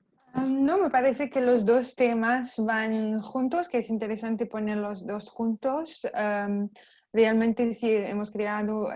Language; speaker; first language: Spanish; non-native, fluent; French